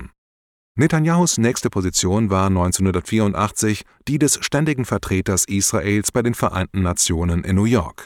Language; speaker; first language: German; native; German